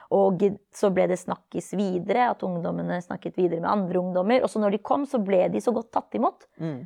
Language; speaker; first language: Norwegian; early bilingual, other home language; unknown